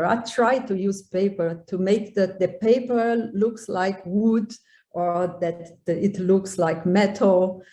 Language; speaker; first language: English; non-native, learner; Portuguese